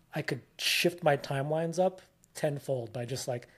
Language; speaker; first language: English; early bilingual, other home language; Filipino